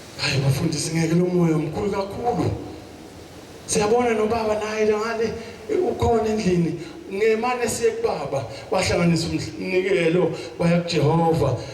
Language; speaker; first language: Zulu; native; Zulu